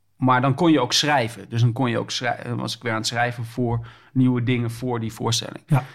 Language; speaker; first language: Dutch; native; Dutch